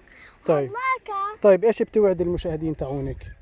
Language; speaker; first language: Arabic; native; Arabic